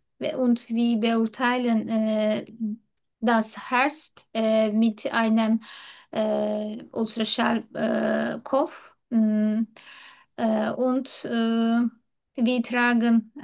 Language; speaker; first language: German; non-native, learner; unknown